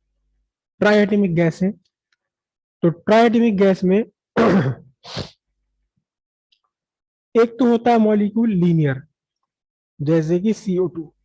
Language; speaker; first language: Hindi; native; Hindi